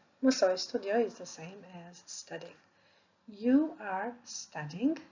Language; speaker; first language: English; non-native, fluent; Albanian